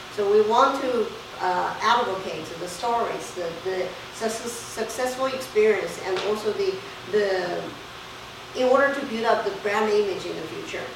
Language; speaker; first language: English; non-native, fluent; Chinese